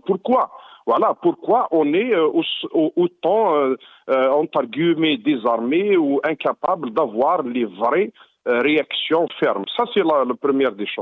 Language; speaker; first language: French; non-native, local second language; Arabic